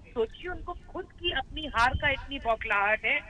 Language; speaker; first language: Hindi; native; Hindi